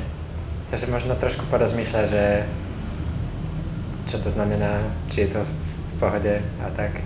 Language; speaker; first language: Polish; non-native, learner; Slovak